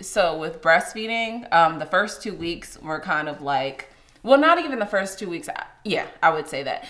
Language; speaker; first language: English; native; English